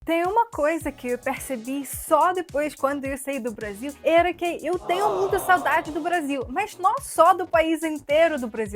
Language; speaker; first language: Portuguese; non-native, fluent; Russian